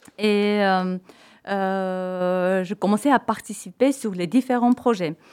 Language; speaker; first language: French; non-native, fluent; Armenian